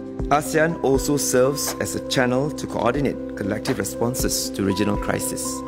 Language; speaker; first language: English; non-native, local second language; Malay